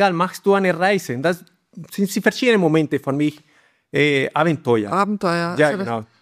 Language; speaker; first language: German; non-native, learner; Spanish